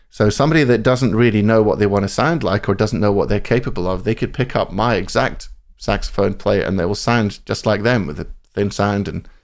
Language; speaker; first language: English; native; English